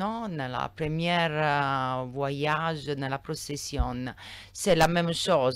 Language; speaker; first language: French; non-native, learner; Italian